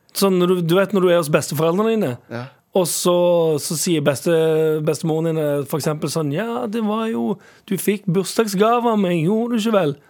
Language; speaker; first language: Norwegian; early bilingual, other home language; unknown